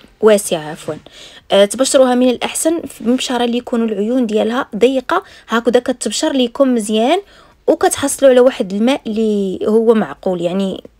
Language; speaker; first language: Arabic; native; Arabic